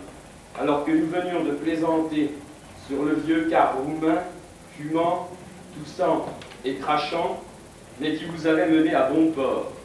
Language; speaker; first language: French; native; French